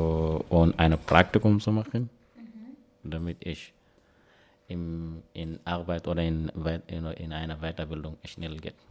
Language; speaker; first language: German; non-native, learner; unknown